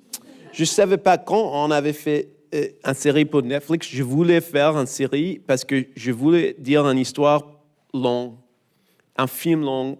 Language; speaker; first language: French; non-native, learner; English